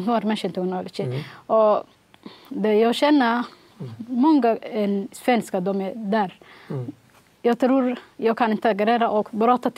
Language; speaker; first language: Swedish; non-native, learner; Somali